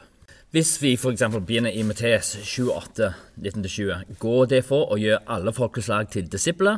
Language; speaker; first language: Norwegian; non-native, fluent; English